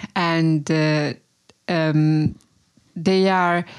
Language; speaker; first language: English; non-native, fluent; Italian